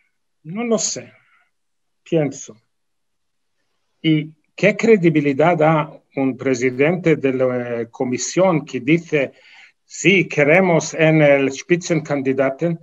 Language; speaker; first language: Spanish; non-native, fluent; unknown